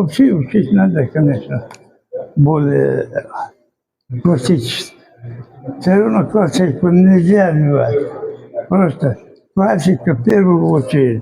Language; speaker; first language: Russian; non-native, local second language; Chechen